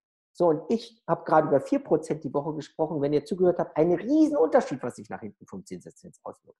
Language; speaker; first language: German; native; German